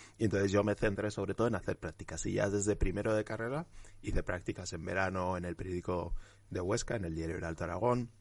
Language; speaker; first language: Spanish; early bilingual, other home language; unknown